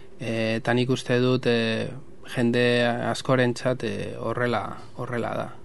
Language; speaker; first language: Basque; non-native, local second language; Spanish